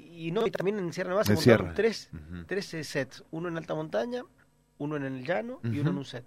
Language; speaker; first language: Spanish; native; Spanish